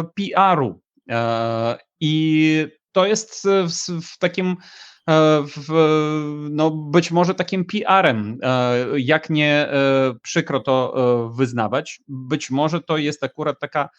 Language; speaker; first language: Polish; non-native, fluent; Ukrainian